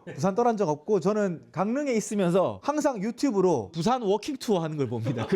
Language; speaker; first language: Korean; native; Korean